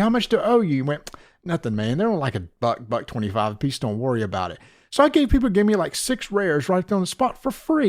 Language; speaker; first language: English; native; English